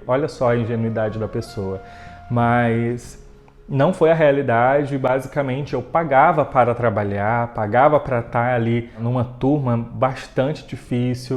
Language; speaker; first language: Portuguese; native; Portuguese